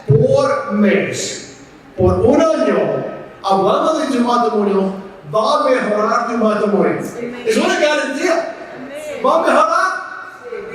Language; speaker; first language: Spanish; non-native, fluent; English